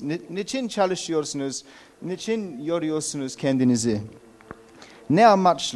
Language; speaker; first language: Turkish; non-native, fluent; English